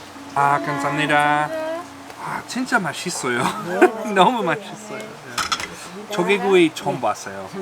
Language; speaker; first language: Korean; non-native, learner; English